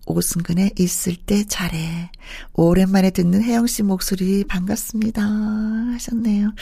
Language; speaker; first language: Korean; native; Korean